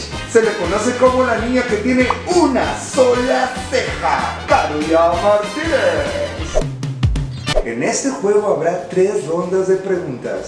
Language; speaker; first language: Spanish; native; Spanish